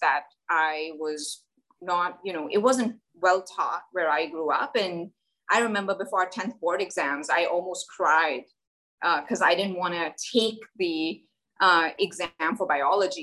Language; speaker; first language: English; non-native, local second language; Hindi